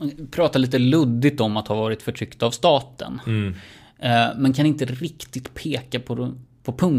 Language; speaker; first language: Swedish; native; Swedish